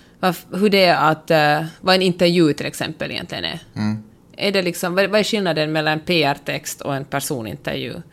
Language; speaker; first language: Swedish; native; Swedish